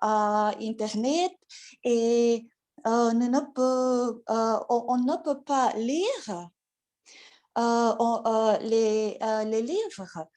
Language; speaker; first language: French; non-native, learner; Russian